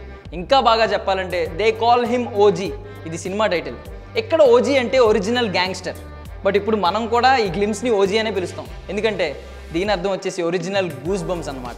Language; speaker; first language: Telugu; native; Telugu